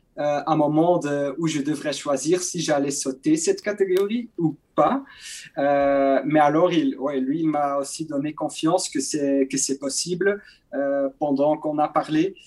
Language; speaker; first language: French; non-native, local second language; Dutch